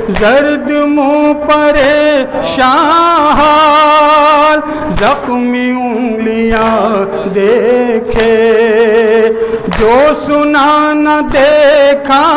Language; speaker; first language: Urdu; native; Urdu